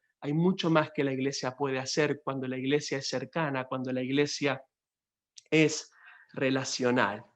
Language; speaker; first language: Spanish; native; Spanish